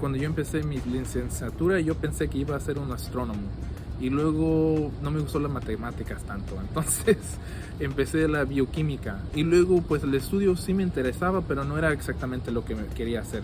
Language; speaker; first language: Spanish; early bilingual, heritage; Spanish